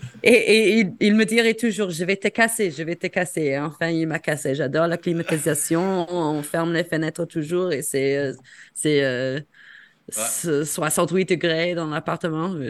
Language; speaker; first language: French; non-native, fluent; English